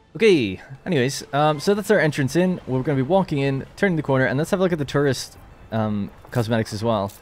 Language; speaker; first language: English; native; English